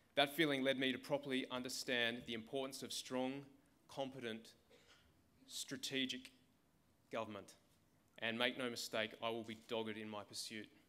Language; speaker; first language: English; native; English